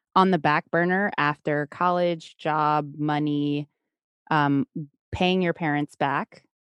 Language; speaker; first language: English; native; English